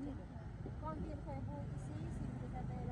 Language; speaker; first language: French; non-native, learner; Vietnamese